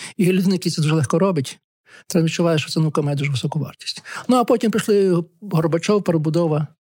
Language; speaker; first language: Ukrainian; native; Ukrainian